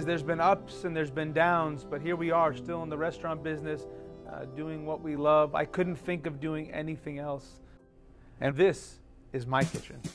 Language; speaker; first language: English; native; English